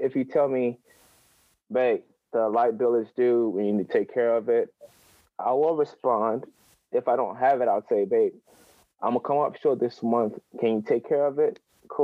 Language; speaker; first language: English; non-native, local second language; Akan